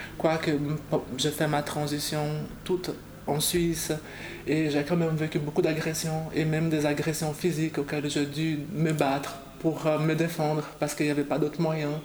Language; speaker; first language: French; non-native, fluent; Portuguese